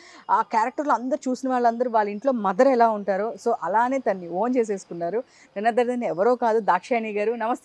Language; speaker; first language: Telugu; native; Telugu